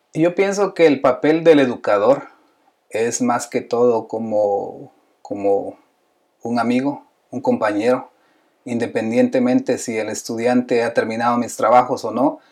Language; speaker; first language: Spanish; native; Spanish